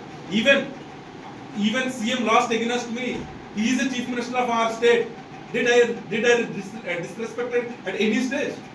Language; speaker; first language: English; non-native, local second language; Telugu